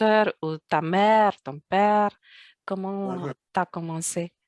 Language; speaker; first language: French; non-native, fluent; Romanian